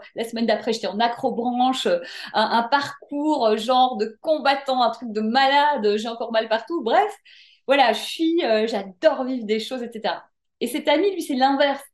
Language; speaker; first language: French; native; French